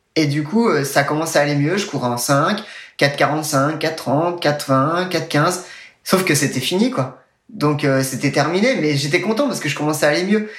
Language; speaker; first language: French; native; French